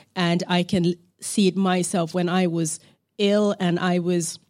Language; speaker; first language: English; non-native, local second language; Acoli